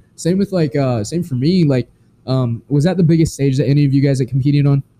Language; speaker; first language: English; native; English